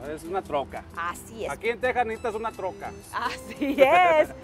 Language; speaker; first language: Spanish; early bilingual, heritage; Spanish